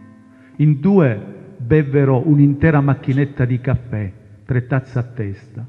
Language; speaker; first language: Italian; non-native, local second language; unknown